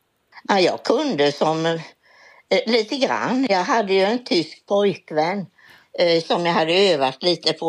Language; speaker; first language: Swedish; native; Swedish